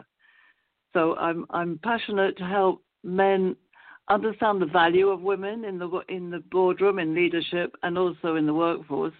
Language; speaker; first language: English; native; English